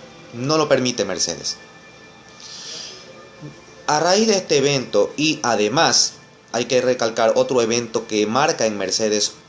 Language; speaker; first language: Spanish; native; Spanish